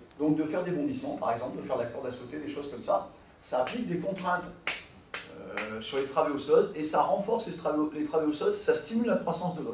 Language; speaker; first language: French; native; French